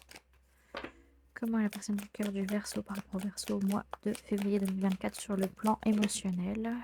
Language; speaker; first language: French; native; French